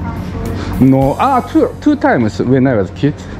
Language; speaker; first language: English; non-native, learner; Japanese